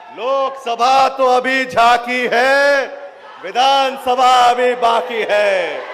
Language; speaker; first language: Hindi; non-native, local second language; Marathi